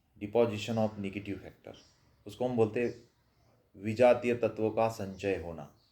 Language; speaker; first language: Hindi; non-native, local second language; Marathi